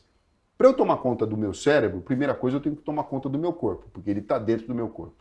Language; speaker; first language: Portuguese; native; Portuguese